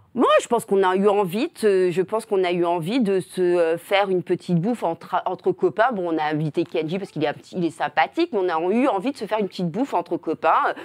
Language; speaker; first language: French; native; French